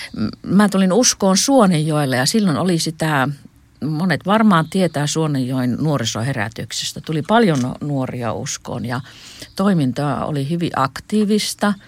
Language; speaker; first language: Finnish; native; Finnish